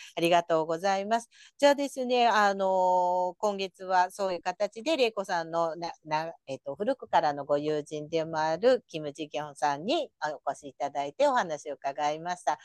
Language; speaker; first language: Japanese; native; Japanese